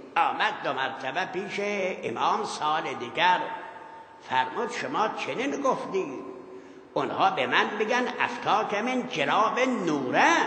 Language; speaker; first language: Persian; non-native, local second language; Azerbaijani